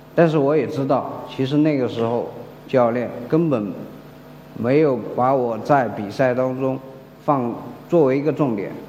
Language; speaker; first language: Chinese; native; Chinese